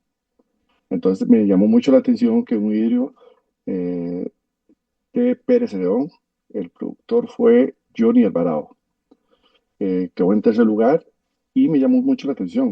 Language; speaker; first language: Spanish; native; Spanish